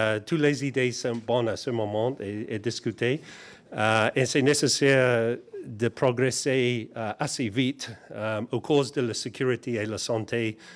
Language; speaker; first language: French; non-native, learner; English